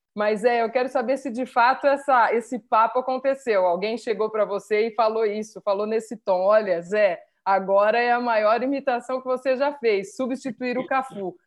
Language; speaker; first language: Portuguese; native; Portuguese